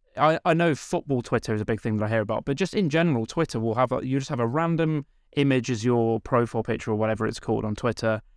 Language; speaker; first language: English; native; English